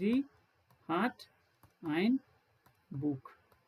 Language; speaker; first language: German; non-native, fluent; Hindi